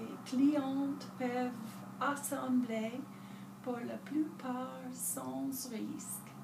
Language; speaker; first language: French; non-native, learner; English